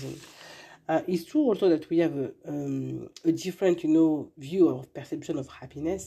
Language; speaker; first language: English; non-native, fluent; French